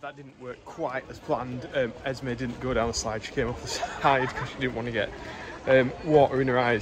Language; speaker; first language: English; native; English